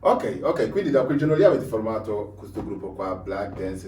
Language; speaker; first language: Italian; native; Italian